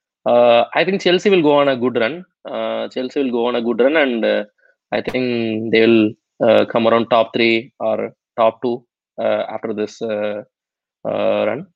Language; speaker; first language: English; non-native, local second language; Tamil